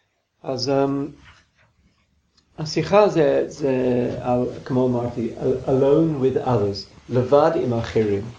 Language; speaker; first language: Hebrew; non-native, fluent; English